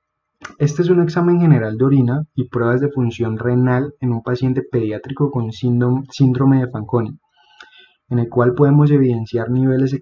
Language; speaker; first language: Spanish; native; Spanish